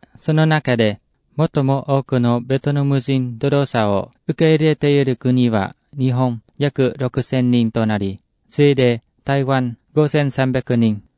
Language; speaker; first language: Japanese; non-native, fluent; Vietnamese